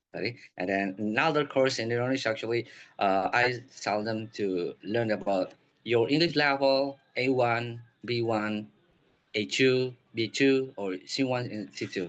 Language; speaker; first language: English; non-native, learner; Indonesian